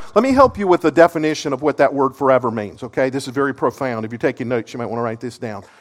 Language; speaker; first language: English; native; English